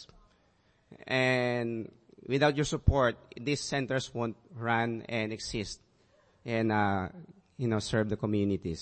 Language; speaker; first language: English; non-native, local second language; Aklanon